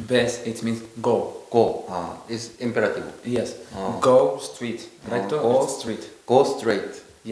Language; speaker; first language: English; non-native, learner; Korean